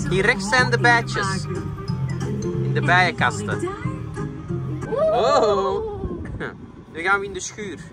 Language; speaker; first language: Dutch; native; Dutch